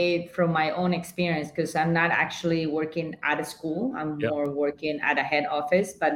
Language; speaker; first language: English; non-native, fluent; Spanish